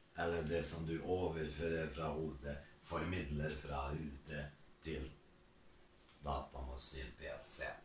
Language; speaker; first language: Norwegian; non-native, fluent; Serbian